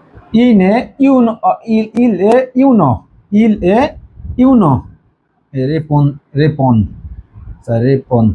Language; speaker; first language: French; non-native, learner; Bangla